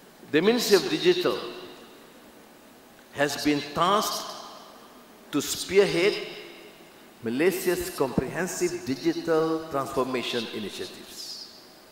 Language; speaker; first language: English; non-native, local second language; Malay